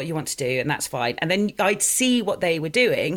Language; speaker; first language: English; native; English